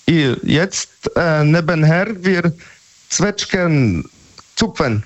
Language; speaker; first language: German; non-native, learner; Polish